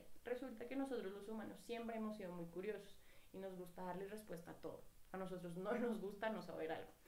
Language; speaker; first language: Spanish; native; Spanish